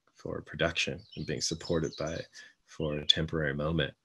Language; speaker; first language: English; native; English